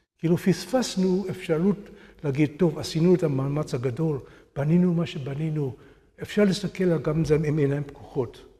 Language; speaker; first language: Hebrew; non-native, fluent; Burmese